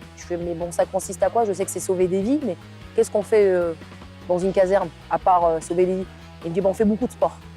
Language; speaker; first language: French; non-native, local second language; Arabic